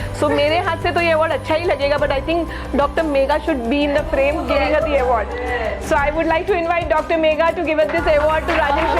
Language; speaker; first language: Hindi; non-native, local second language; Marathi